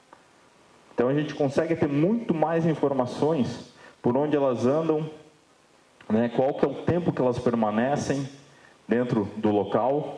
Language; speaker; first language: Portuguese; native; Portuguese